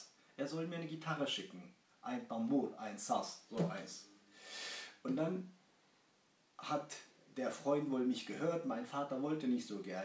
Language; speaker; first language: German; early bilingual, other home language; Kurdish